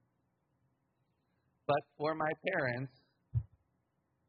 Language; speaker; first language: English; native; English